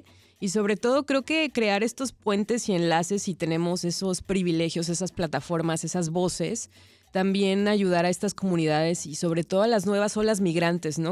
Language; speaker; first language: Spanish; native; Spanish